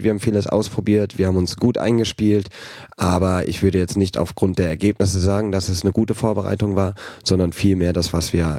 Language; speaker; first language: German; native; German